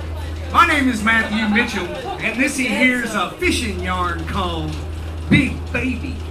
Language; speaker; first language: English; native; English